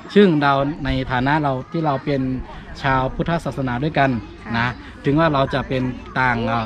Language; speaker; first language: Thai; non-native, local second language; Khün